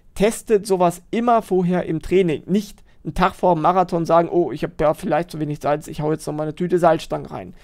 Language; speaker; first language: German; native; German